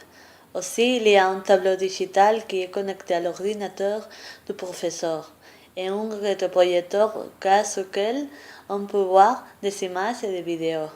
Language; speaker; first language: French; non-native, learner; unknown